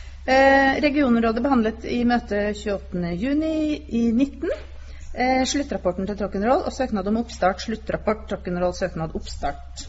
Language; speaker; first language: Norwegian; native; Norwegian